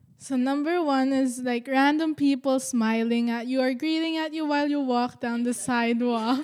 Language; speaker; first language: English; non-native, local second language; Filipino